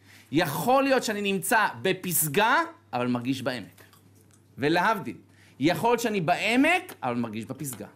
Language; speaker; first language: Hebrew; native; Hebrew